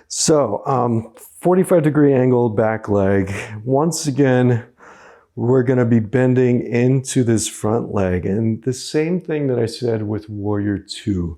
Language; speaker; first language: English; native; English